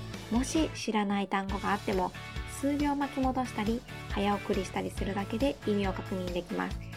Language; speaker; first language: Japanese; native; Japanese